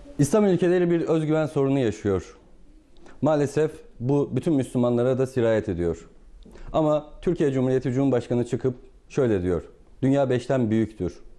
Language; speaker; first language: Turkish; native; Turkish